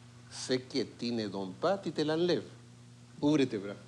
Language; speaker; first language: French; non-native, fluent; Spanish